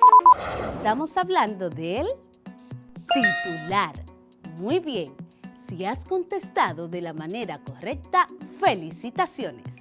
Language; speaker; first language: Spanish; native; Spanish